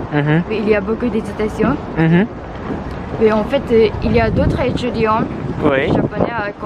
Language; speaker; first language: French; non-native, fluent; Japanese